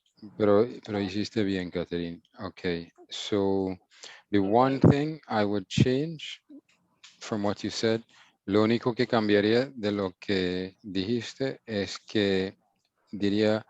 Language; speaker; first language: Spanish; non-native, fluent; English